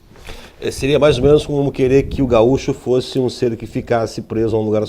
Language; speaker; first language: Portuguese; native; Portuguese